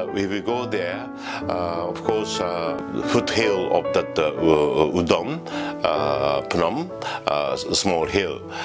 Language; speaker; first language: English; non-native, fluent; Japanese